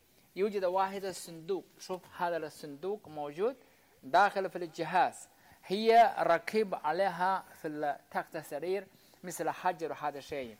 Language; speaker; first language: Arabic; non-native, learner; Chinese